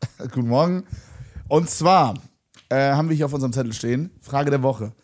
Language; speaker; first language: German; native; German